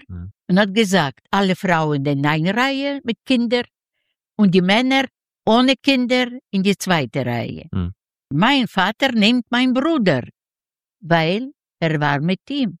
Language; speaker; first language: German; early bilingual, other home language; Yiddish